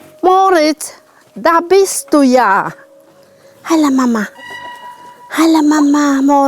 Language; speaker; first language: German; non-native, local second language; Romanian